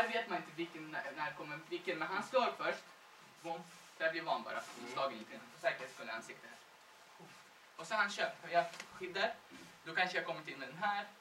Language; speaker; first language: Swedish; non-native, fluent; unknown